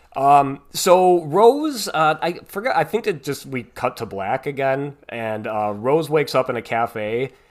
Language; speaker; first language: English; native; English